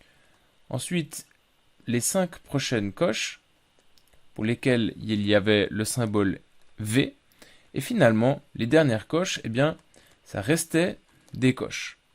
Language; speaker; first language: French; native; French